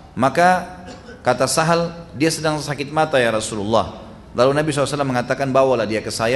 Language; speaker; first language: Indonesian; native; Indonesian